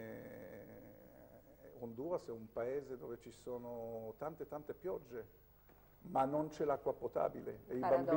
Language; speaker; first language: Italian; non-native, fluent; Hebrew